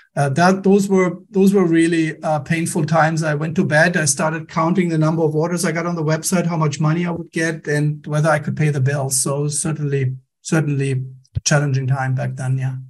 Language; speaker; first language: English; non-native, fluent; German